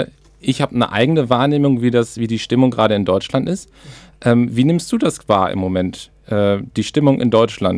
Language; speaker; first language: German; native; German